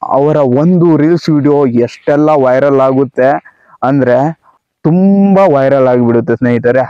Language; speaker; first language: Kannada; non-native, local second language; Konkani